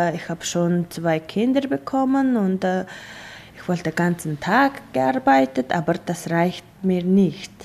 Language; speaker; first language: German; non-native, learner; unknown